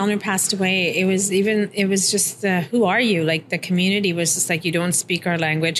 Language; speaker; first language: English; early bilingual, other home language; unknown